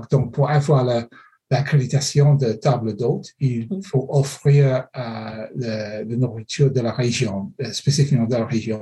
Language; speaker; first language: French; non-native, fluent; English